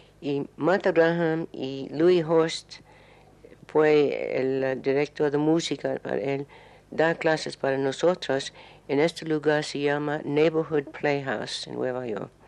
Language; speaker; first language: Spanish; non-native, learner; English